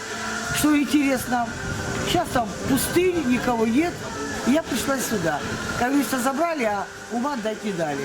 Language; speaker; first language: Russian; native; Russian